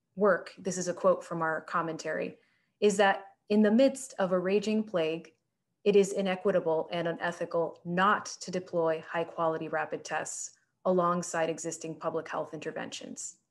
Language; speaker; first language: English; native; English